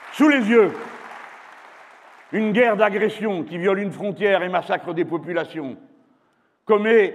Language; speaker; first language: French; native; French